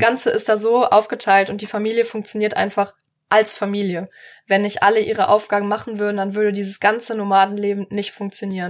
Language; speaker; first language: German; native; German